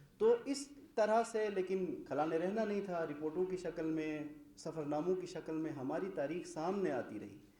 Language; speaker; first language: Urdu; non-native, local second language; Shina